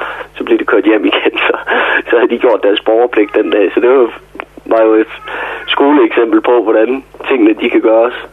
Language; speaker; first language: Danish; native; Danish